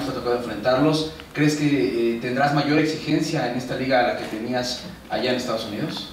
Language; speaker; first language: Spanish; native; Spanish